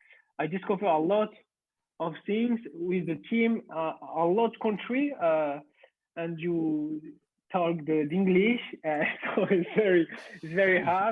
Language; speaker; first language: English; non-native, learner; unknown